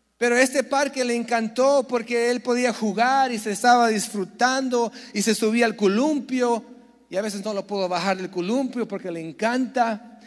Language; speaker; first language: Spanish; early bilingual, heritage; Spanish